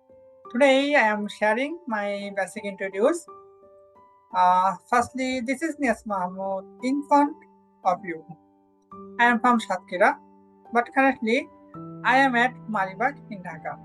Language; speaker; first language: English; non-native, learner; Bangla